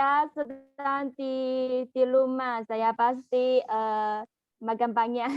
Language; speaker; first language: Indonesian; non-native, learner; Chinese